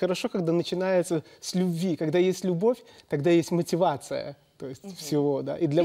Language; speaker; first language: Russian; native; Russian